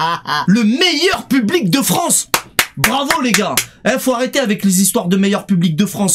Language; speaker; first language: French; native; French